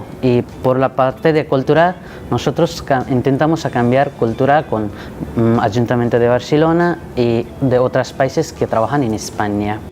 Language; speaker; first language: Spanish; non-native, learner; Nepali